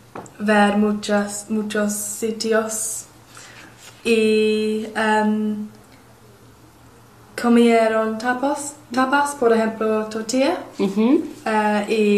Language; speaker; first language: Spanish; non-native, learner; English